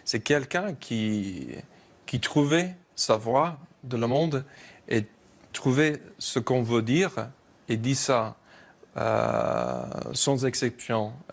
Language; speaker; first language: French; non-native, fluent; English